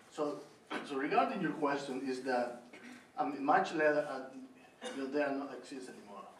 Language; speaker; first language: English; non-native, learner; Spanish